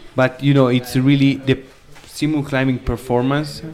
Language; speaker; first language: English; non-native, learner; Italian